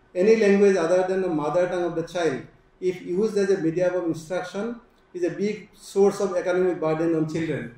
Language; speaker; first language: English; non-native, local second language; Assamese